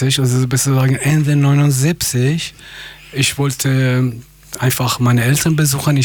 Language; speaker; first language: German; non-native, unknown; Persian